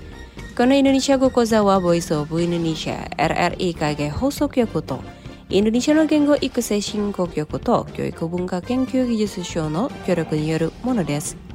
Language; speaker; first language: Japanese; non-native, fluent; Indonesian